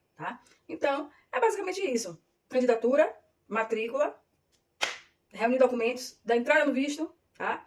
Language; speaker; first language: Portuguese; native; Portuguese